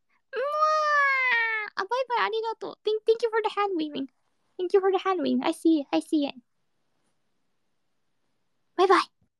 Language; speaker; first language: English; early bilingual, other home language; Japanese